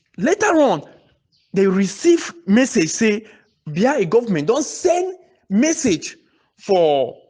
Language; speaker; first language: Nigerian Pidgin; native; Nigerian Pidgin